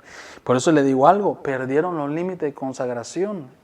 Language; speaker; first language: Spanish; native; Spanish